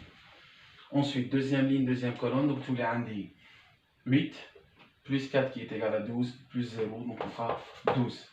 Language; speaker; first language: French; non-native, local second language; Arabic